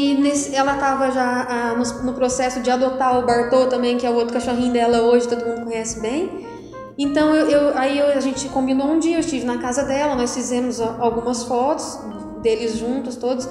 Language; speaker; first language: Portuguese; native; Portuguese